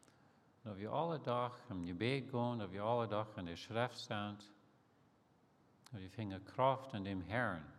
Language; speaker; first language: German; early bilingual, heritage; Plautdietsch